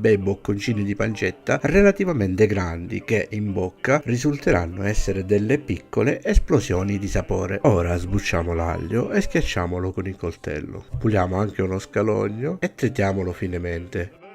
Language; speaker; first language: Italian; native; Italian